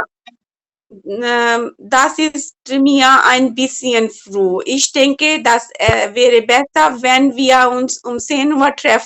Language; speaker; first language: German; non-native, learner; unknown